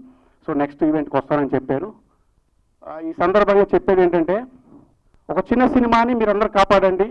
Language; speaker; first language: Telugu; native; Telugu